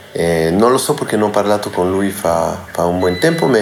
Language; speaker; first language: Italian; non-native, learner; Spanish